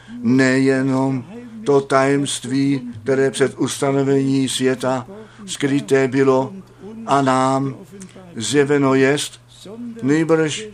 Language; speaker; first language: Czech; non-native, fluent; German